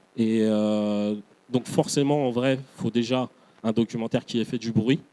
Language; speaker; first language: French; native; French